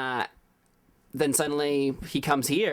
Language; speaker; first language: English; native; English